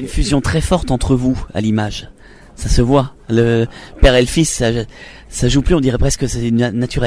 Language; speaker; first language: French; native; French